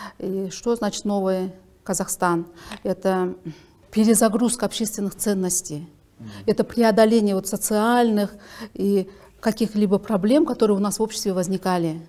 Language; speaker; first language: Russian; native; Russian